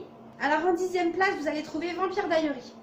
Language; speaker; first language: French; native; French